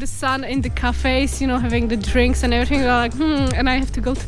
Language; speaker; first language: English; non-native, fluent; Czech